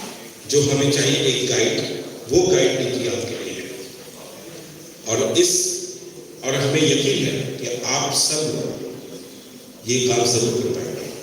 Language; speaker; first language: Hindi; non-native, local second language; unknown